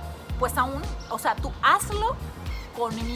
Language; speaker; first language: Spanish; native; Spanish